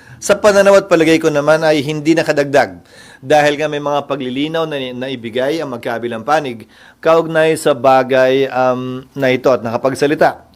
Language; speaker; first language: Filipino; native; Filipino